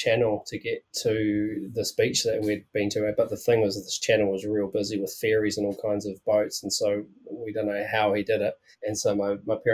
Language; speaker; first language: English; native; English